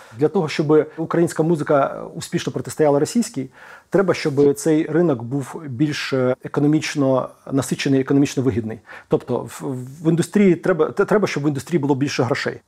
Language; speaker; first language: Ukrainian; native; Ukrainian